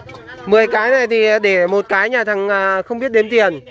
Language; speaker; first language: Vietnamese; native; Vietnamese